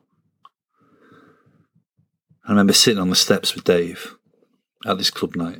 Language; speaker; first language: English; native; English